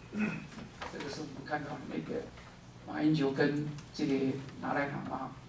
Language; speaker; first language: Chinese; native; Chinese